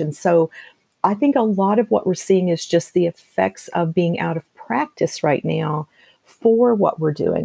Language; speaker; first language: English; native; English